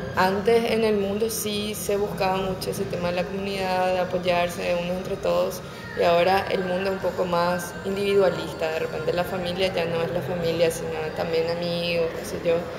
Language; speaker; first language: Spanish; native; Spanish